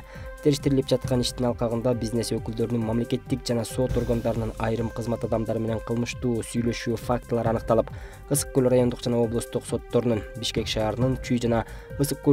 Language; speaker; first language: Kyrgyz; native; Kyrgyz